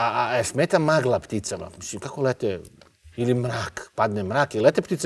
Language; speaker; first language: Serbian; native; Serbian